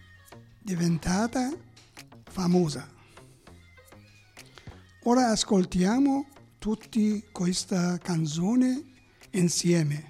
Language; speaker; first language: Italian; non-native, learner; Persian